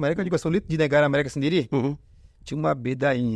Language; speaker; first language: Indonesian; non-native, fluent; Portuguese